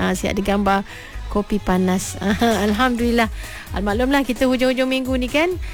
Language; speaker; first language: Malay; native; Malay